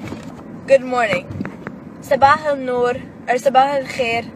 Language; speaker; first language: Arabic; non-native, learner; English